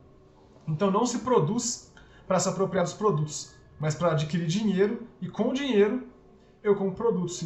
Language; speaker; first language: Portuguese; native; Portuguese